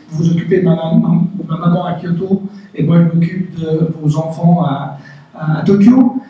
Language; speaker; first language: French; native; French